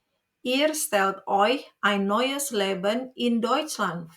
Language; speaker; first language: German; non-native, fluent; Indonesian